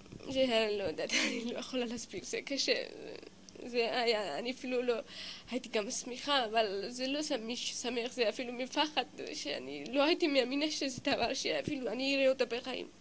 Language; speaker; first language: Hebrew; non-native, fluent; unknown